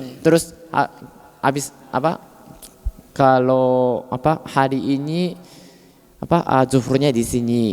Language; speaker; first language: Indonesian; non-native, fluent; Japanese